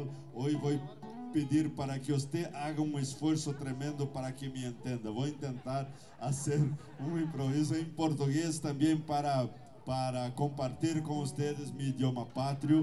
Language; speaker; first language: Spanish; non-native, fluent; Portuguese